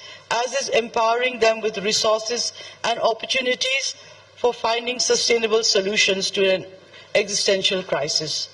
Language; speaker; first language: English; non-native, fluent; Nepali